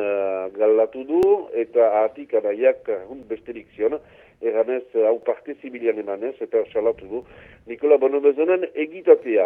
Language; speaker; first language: Basque; native; Basque